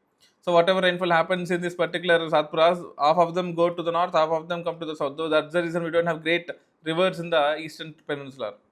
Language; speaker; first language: English; non-native, local second language; Telugu